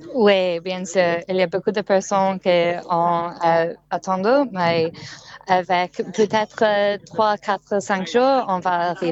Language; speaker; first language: French; non-native, learner; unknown